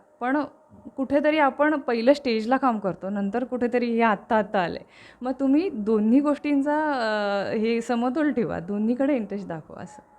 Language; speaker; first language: Marathi; native; Marathi